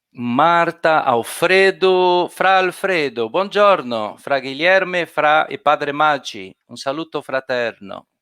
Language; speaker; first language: Italian; non-native, fluent; Portuguese